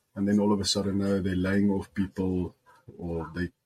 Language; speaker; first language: English; non-native, local second language; Afrikaans